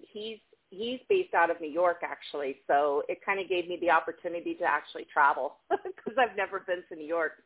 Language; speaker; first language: English; native; English